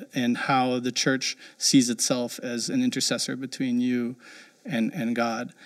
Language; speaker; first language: English; early bilingual, heritage; German